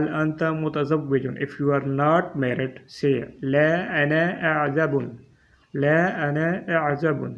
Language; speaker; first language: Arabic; non-native, fluent; Urdu